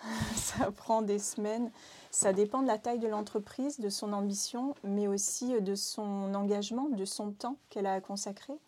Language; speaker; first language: French; native; French